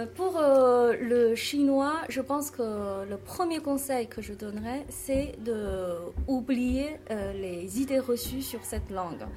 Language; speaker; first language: French; non-native, fluent; Chinese